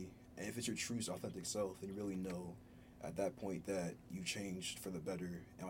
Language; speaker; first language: English; early bilingual, other home language; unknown